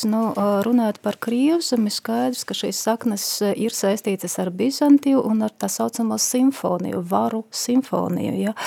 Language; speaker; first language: Latvian; non-native, local second language; Russian